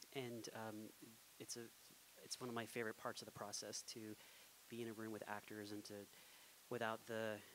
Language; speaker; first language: English; native; English